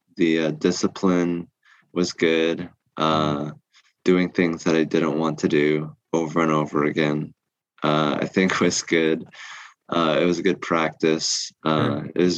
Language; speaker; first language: English; early bilingual, other home language; Korean